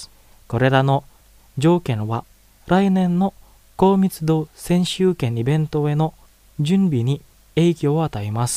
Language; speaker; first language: Japanese; non-native, fluent; Indonesian